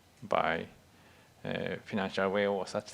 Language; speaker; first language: English; non-native, fluent; Japanese